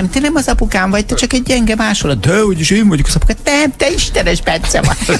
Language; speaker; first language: Hungarian; native; Hungarian